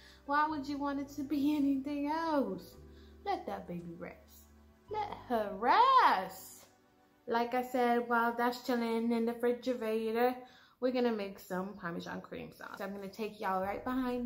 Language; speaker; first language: English; native; English